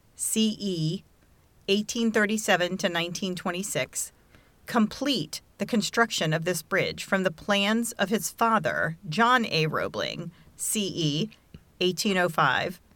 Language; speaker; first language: English; native; English